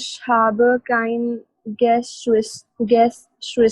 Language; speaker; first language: German; non-native, learner; Hindi